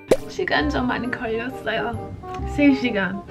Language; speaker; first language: Korean; non-native, fluent; English